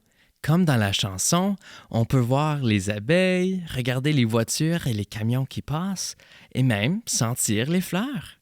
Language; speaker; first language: French; native; French